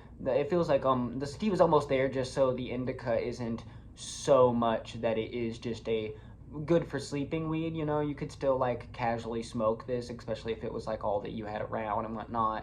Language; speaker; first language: English; native; English